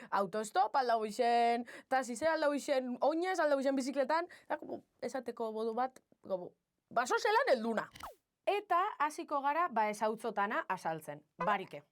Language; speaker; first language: Basque; native; Basque